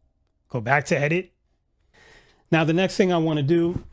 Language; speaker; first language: English; native; English